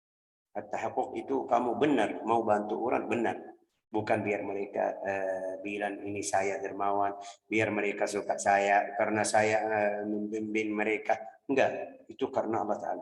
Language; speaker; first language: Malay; non-native, fluent; Arabic